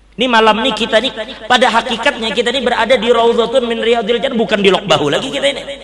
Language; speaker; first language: Indonesian; non-native, local second language; Banjar